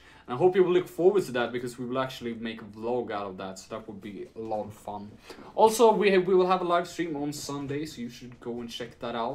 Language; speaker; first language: English; non-native, fluent; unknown